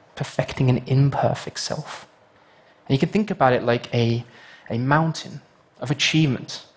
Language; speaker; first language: English; native; English